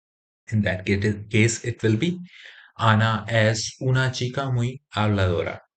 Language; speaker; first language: Spanish; non-native, fluent; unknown